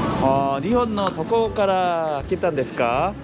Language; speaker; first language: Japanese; non-native, learner; Korean